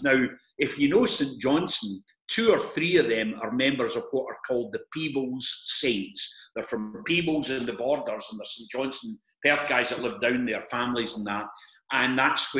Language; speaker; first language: English; native; English